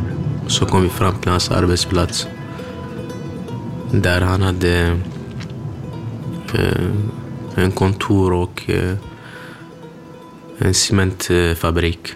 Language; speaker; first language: Swedish; early bilingual, other home language; Kurdish